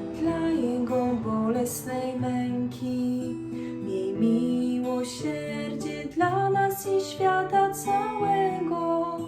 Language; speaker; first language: Polish; native; Polish